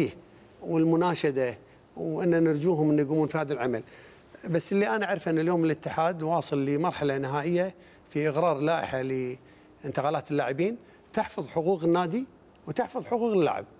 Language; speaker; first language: Arabic; native; Arabic